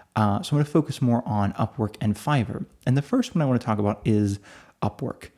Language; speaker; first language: English; native; English